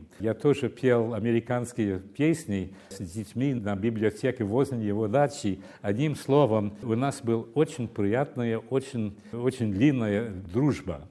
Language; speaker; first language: Russian; non-native, fluent; English